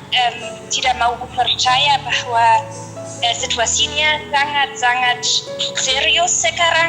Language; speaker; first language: Indonesian; non-native, fluent; German